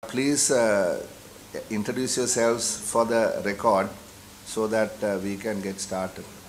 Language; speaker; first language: English; non-native, local second language; Sinhala